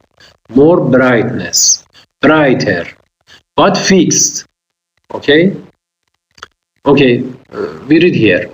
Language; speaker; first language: English; non-native, fluent; Persian